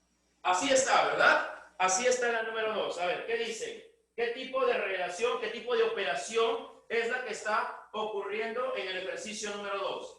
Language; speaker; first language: Spanish; native; Spanish